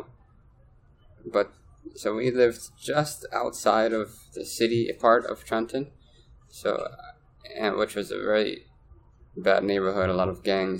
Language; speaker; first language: English; native; English